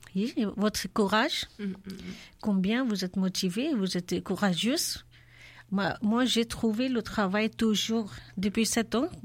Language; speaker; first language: French; non-native, learner; Urdu